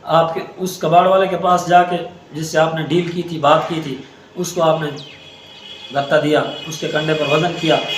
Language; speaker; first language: Urdu; non-native, local second language; Saraiki